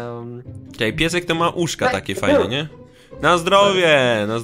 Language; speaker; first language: Polish; native; Polish